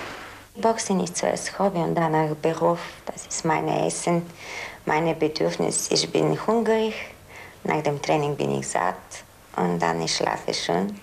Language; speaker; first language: German; non-native, learner; Bulgarian